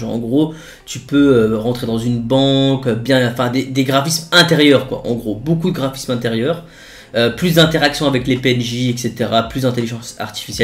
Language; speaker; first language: French; native; French